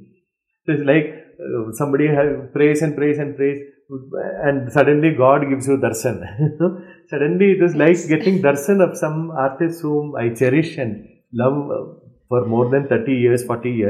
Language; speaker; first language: English; non-native, local second language; Malayalam